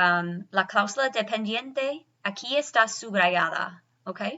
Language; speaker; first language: Spanish; non-native, fluent; English